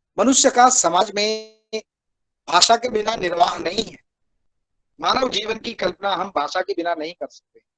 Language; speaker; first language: Hindi; native; Hindi